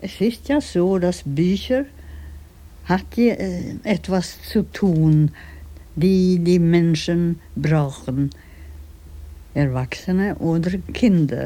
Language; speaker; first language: German; non-native, fluent; Swedish